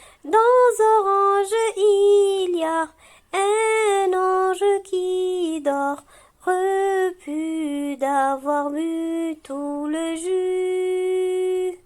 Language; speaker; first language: French; non-native, local second language; Arabic